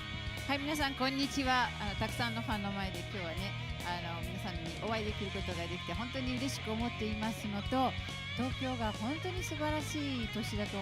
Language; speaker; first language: Japanese; native; Japanese